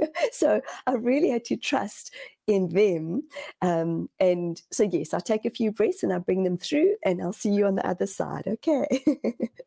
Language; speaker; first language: English; native; English